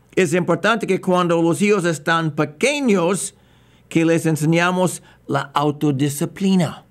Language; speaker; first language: Spanish; non-native, fluent; English